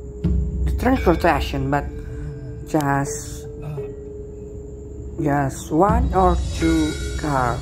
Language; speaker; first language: English; non-native, learner; Indonesian